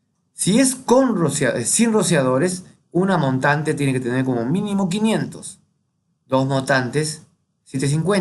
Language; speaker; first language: Spanish; native; Spanish